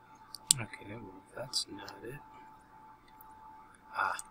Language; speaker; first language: English; native; English